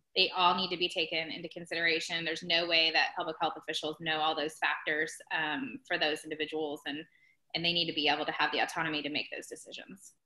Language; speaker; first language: English; native; English